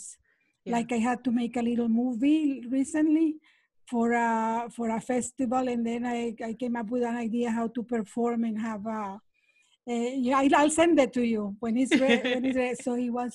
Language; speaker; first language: English; non-native, fluent; Spanish